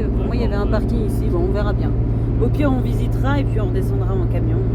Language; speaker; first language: French; native; French